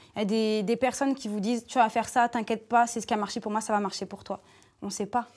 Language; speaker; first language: French; native; French